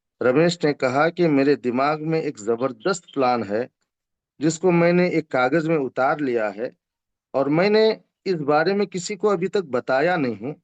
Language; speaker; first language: Hindi; non-native, local second language; Urdu